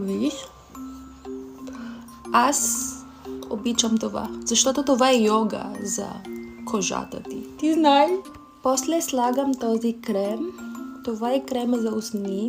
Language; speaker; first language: Bulgarian; non-native, learner; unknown